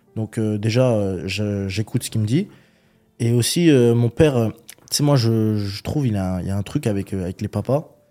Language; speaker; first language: French; early bilingual, other home language; Chechen